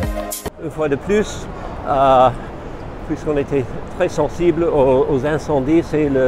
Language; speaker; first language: French; non-native, fluent; English